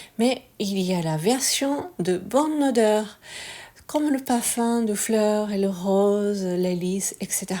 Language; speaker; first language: French; non-native, fluent; Japanese